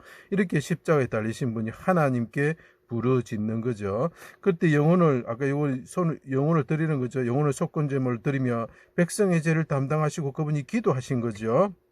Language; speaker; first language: Korean; native; Korean